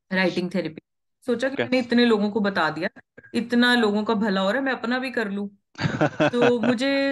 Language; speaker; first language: Hindi; non-native, local second language; Punjabi